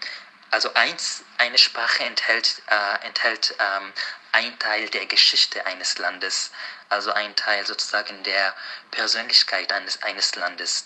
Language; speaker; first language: German; non-native, fluent; Arabic